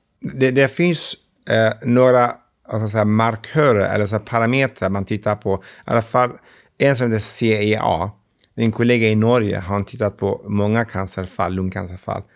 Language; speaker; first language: Swedish; non-native, fluent; Kurdish